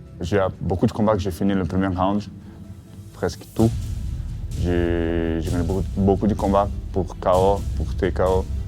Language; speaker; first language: French; non-native, learner; Portuguese